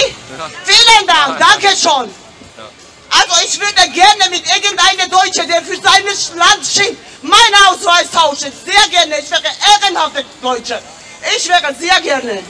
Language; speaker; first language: German; non-native, fluent; Georgian